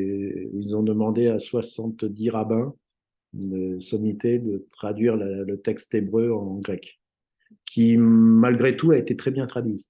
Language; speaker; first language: French; native; French